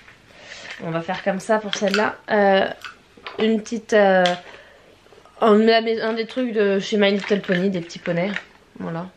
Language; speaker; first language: French; native; French